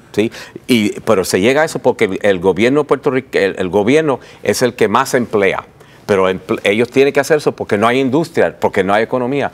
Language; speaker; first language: Spanish; early bilingual, heritage; Spanish